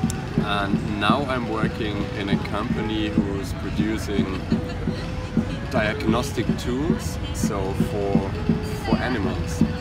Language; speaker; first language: English; non-native, fluent; German